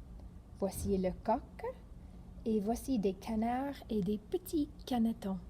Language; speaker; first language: French; non-native, fluent; English